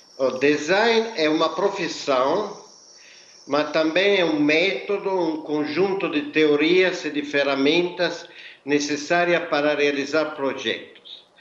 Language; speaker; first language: Portuguese; non-native, fluent; Italian